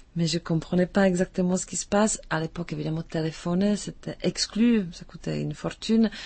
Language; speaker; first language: French; non-native, fluent; Czech